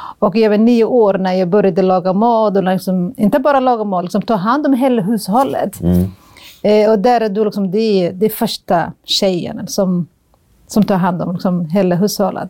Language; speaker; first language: Swedish; non-native, fluent; Somali